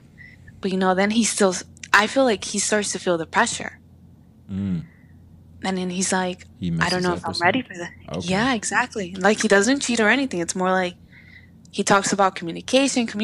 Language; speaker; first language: English; native; English